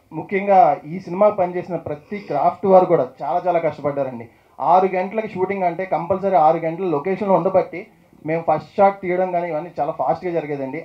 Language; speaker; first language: Telugu; native; Telugu